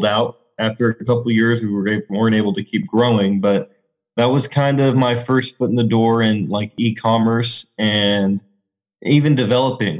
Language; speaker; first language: English; native; English